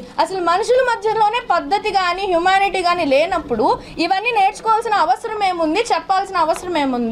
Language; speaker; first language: Telugu; native; Telugu